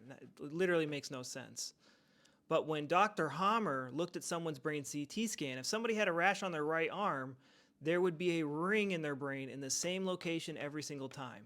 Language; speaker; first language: English; native; English